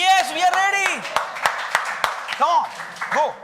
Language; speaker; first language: English; non-native, fluent; Hindi